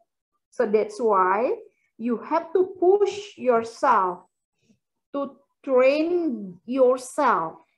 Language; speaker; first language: English; non-native, fluent; Indonesian